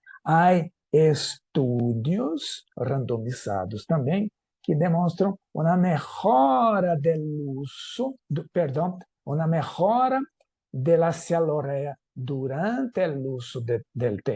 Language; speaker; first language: Spanish; non-native, fluent; Portuguese